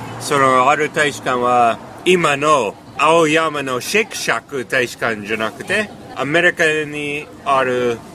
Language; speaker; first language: Japanese; non-native, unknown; English